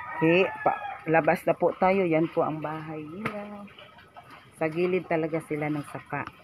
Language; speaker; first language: Filipino; non-native, local second language; Cebuano